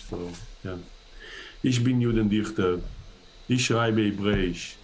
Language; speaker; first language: German; non-native, learner; Hebrew